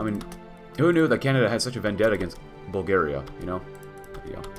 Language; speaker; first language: English; native; English